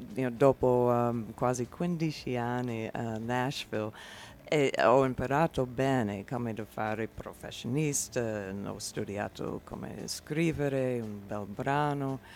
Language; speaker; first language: Italian; non-native, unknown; English